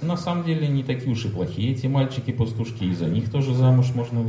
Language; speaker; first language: Russian; native; Russian